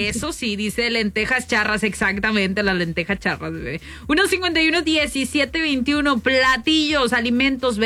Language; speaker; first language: Spanish; native; Spanish